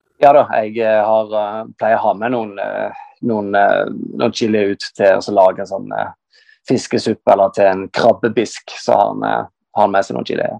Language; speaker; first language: Norwegian; native; Norwegian